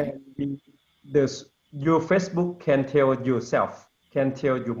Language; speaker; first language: English; non-native, learner; Lao